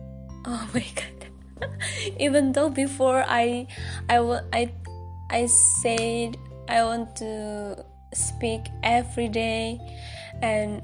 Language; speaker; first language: English; non-native, learner; Indonesian